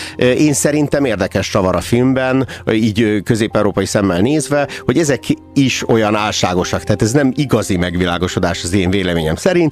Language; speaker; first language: Hungarian; native; Hungarian